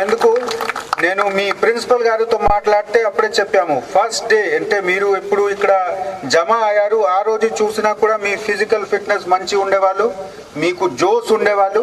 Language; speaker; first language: Telugu; non-native, fluent; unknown